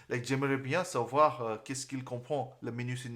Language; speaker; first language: French; non-native, fluent; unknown